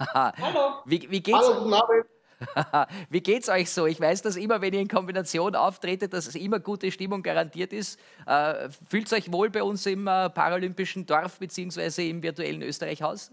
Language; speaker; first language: German; native; German